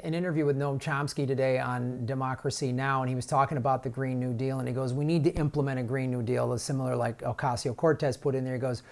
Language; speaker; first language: English; native; English